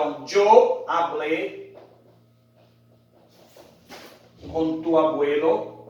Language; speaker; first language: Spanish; non-native, fluent; Portuguese